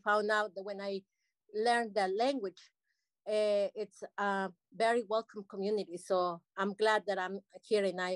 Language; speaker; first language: English; non-native, learner; Spanish